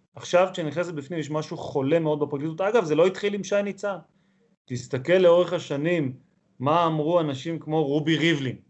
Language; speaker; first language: Hebrew; native; Hebrew